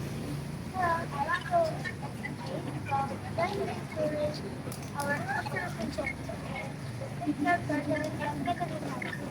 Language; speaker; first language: English; non-native, learner; Indonesian